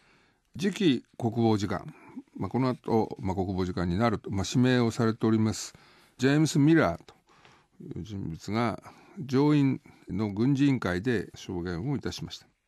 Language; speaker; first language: Japanese; native; Japanese